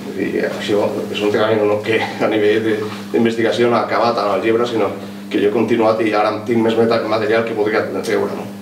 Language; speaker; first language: Catalan; non-native, local second language; Spanish